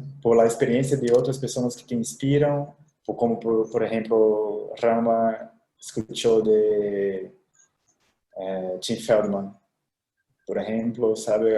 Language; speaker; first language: Spanish; non-native, fluent; Portuguese